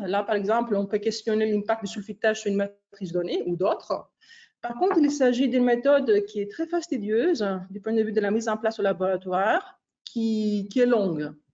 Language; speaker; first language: French; non-native, fluent; Greek